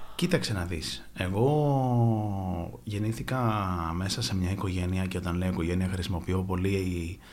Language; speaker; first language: Greek; native; Greek